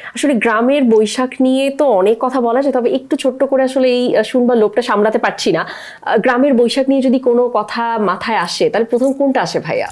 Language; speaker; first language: Bangla; native; Bangla